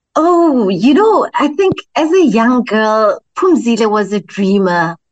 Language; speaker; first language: English; non-native, local second language; Zulu